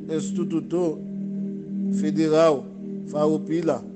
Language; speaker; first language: Portuguese; non-native, learner; Haitian Creole